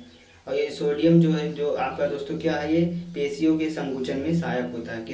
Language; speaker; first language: Hindi; native; Hindi